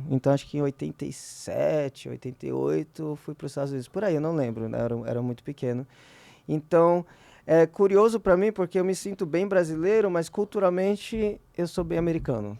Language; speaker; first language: Portuguese; early bilingual, heritage; Portuguese